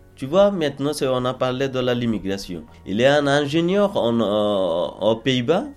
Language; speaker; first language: French; non-native, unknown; Bangla